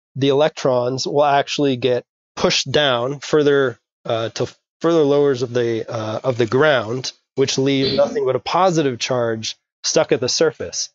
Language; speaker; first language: English; native; English